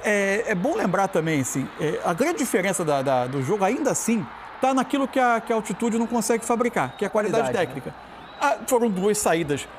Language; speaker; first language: Portuguese; native; Portuguese